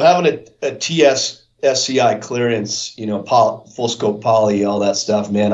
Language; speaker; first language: English; native; English